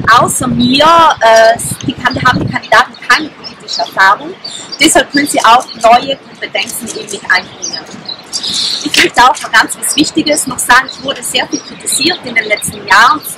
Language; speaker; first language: German; native; German